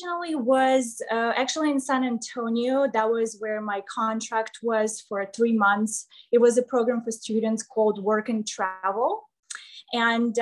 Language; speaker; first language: English; non-native, fluent; Ukrainian